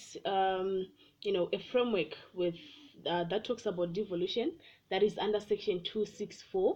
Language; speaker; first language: English; non-native, local second language; Shona